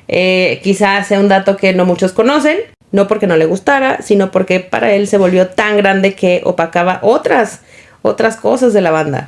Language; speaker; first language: Spanish; native; Spanish